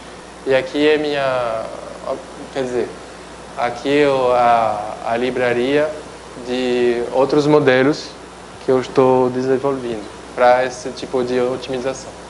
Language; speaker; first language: Portuguese; non-native, fluent; French